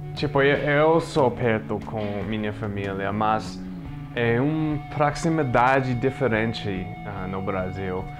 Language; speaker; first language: Portuguese; non-native, fluent; English